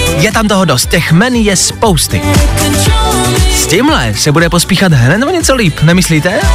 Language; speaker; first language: Czech; native; Czech